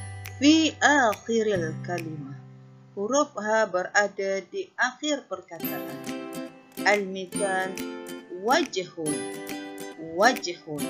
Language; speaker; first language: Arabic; non-native, fluent; Malay